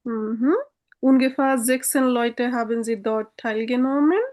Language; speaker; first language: German; non-native, fluent; Bangla